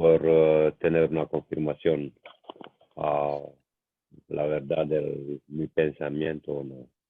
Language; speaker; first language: Spanish; non-native, learner; Italian